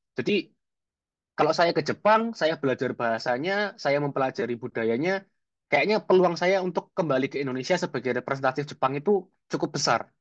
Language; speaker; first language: Indonesian; native; Indonesian